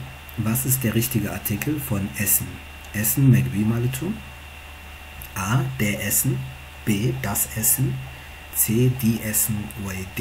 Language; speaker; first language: German; non-native, fluent; Tigrinya